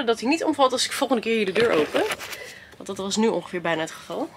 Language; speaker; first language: Dutch; native; Dutch